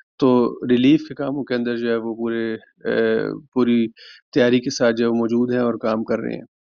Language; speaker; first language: Urdu; native; Urdu